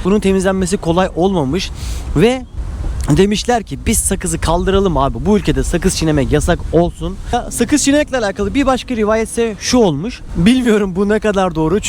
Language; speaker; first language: Turkish; native; Turkish